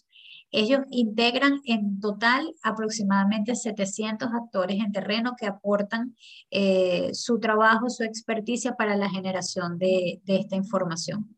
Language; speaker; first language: Spanish; native; Spanish